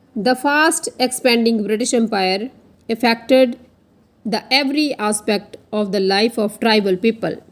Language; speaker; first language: English; non-native, local second language; Punjabi